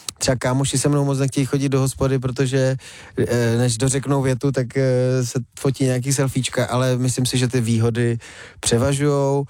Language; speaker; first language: Czech; early bilingual, other home language; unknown